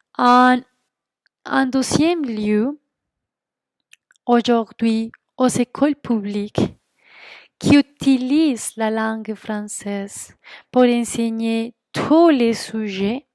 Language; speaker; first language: French; non-native, fluent; Spanish